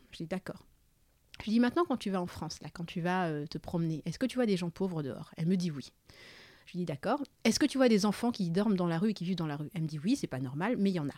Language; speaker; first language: French; early bilingual, other home language; Malagasy